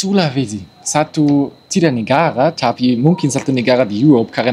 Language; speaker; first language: Indonesian; non-native, learner; German